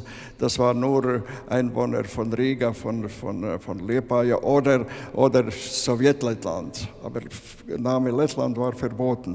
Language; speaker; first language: German; non-native, learner; Latvian